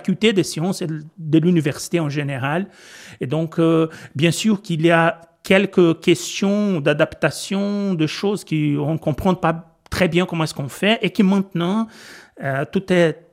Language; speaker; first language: French; non-native, fluent; Portuguese